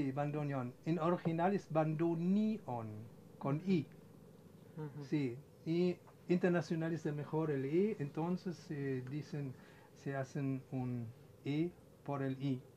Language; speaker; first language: Spanish; non-native, fluent; German